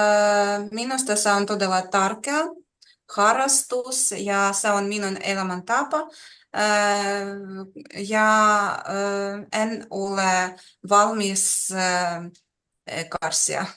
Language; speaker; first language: Finnish; non-native, learner; Russian